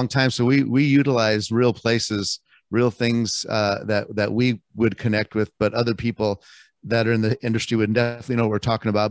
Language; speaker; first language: English; native; English